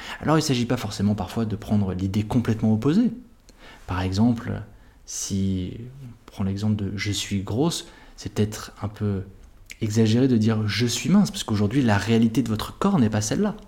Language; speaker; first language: French; native; French